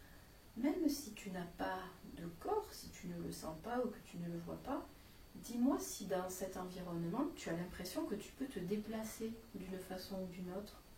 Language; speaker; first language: French; native; French